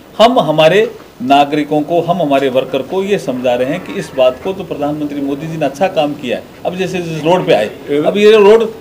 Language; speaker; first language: Hindi; native; Hindi